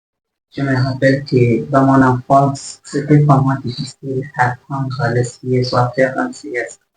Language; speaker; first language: French; non-native, learner; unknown